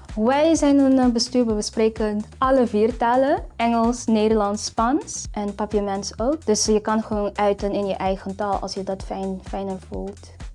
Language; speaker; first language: Dutch; non-native, local second language; Papiamento